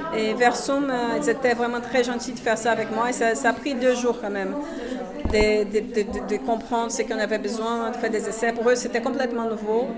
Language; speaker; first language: French; non-native, fluent; Portuguese